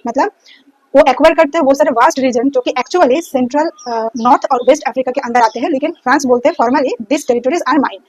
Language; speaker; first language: Hindi; non-native, local second language; Bangla